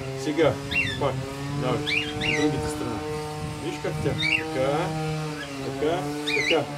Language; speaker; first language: Bulgarian; non-native, learner; Russian